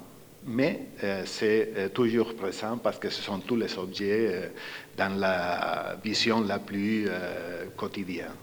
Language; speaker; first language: French; non-native, fluent; Spanish